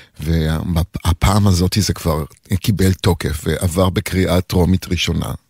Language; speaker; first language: Hebrew; native; Hebrew